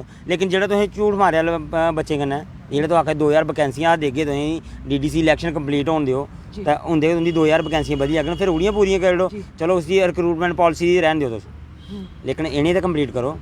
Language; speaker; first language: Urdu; non-native, local second language; Dogri